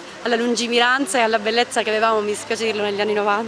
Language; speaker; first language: Italian; native; Italian